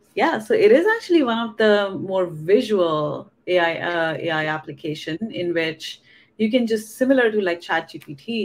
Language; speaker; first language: English; non-native, local second language; Hindi